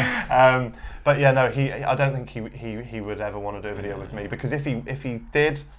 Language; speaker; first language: English; native; English